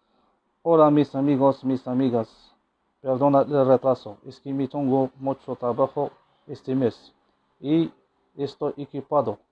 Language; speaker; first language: Spanish; non-native, learner; Arabic